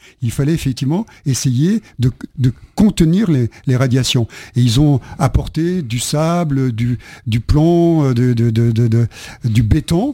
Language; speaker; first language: French; native; French